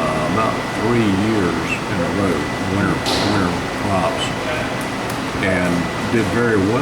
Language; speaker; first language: English; native; English